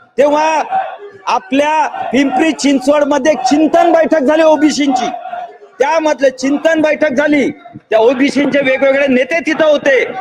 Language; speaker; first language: Marathi; native; Marathi